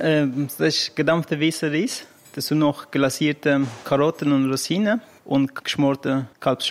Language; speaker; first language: German; non-native, fluent; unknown